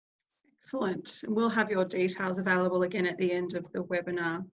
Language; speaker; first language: English; native; English